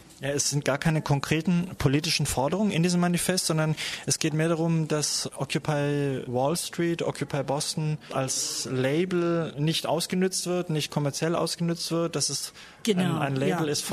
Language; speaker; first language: German; native; German